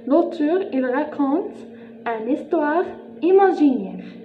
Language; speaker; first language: French; non-native, local second language; Arabic